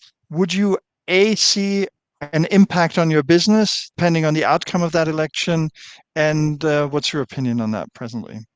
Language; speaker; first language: English; non-native, fluent; German